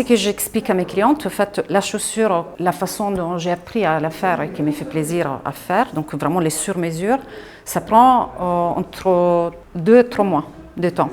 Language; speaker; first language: French; non-native, fluent; Italian